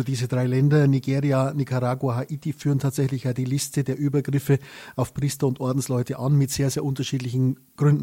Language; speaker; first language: German; native; German